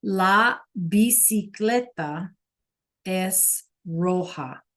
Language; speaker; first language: Spanish; non-native, fluent; English